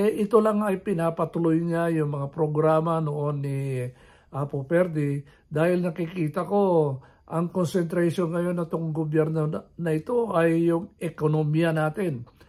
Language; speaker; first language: Filipino; non-native, local second language; Iloko